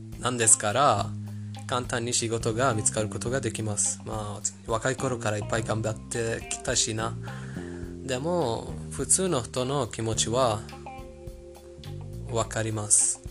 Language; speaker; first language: Japanese; non-native, fluent; Persian